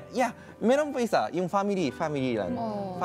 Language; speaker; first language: Filipino; non-native, learner; Japanese